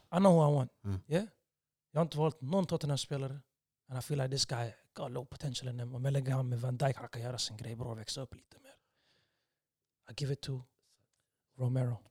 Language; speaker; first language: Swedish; early bilingual, other home language; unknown